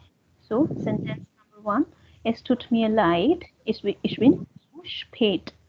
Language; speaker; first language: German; non-native, fluent; Hindi